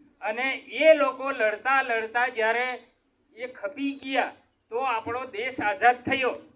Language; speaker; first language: Gujarati; native; Gujarati